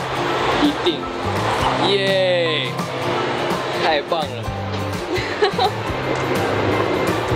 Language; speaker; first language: Chinese; non-native, fluent; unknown